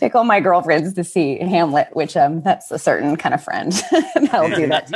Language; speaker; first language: English; native; English